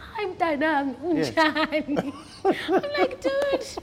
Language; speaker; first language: English; non-native, local second language; Xhosa